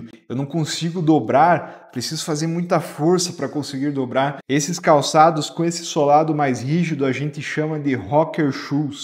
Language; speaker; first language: Portuguese; native; Portuguese